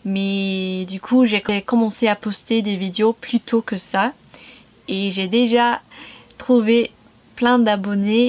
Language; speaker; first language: French; non-native, fluent; English